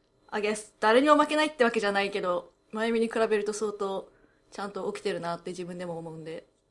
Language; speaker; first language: Japanese; early bilingual, heritage; Japanese